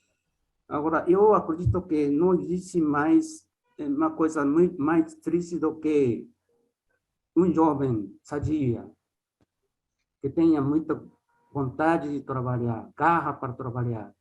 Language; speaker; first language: Portuguese; non-native, fluent; Japanese